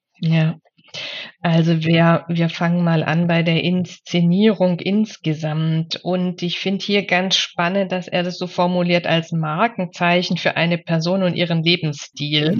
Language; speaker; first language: German; native; German